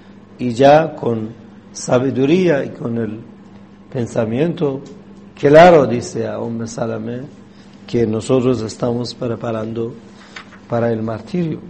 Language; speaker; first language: Spanish; non-native, fluent; Persian